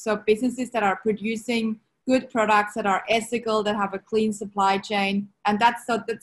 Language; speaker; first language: English; non-native, fluent; Swiss German